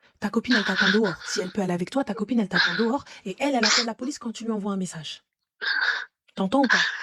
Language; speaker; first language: French; native; French